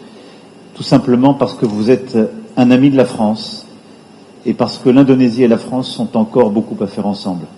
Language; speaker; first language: French; native; French